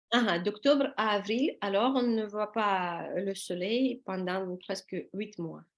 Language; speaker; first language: French; non-native, learner; Russian